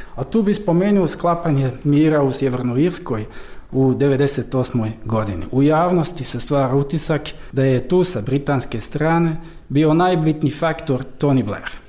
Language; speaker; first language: Croatian; non-native, fluent; Dutch